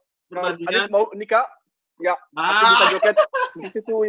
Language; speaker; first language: Indonesian; non-native, learner; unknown